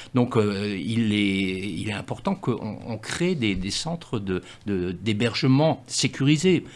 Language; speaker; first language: French; native; French